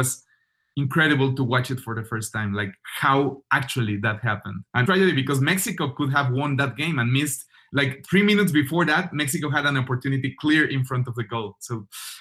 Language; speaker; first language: English; non-native, fluent; Spanish